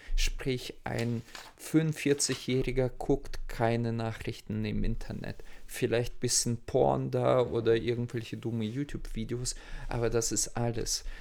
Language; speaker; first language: German; non-native, fluent; Russian